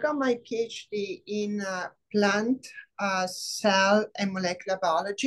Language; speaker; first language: English; non-native, fluent; Italian